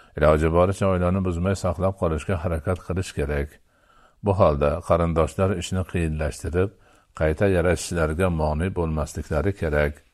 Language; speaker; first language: Uzbek; native; Uzbek